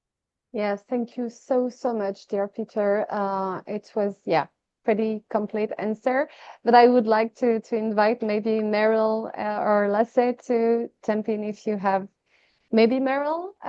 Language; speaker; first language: English; non-native, fluent; French